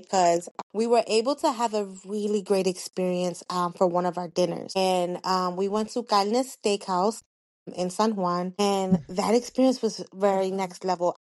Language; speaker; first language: English; early bilingual, other home language; Spanish